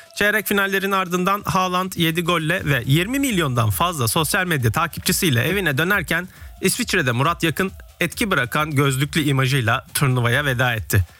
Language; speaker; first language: Turkish; early bilingual, heritage; Turkish